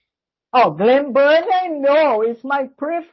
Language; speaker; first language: English; non-native, learner; Portuguese